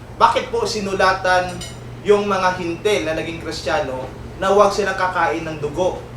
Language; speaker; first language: Filipino; native; Filipino